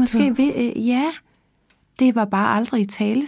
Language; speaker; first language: Danish; native; Danish